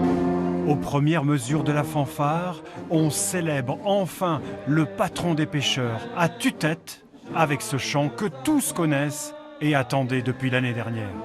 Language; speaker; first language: French; native; French